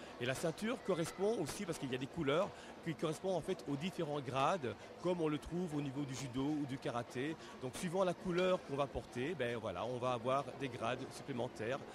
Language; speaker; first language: French; native; French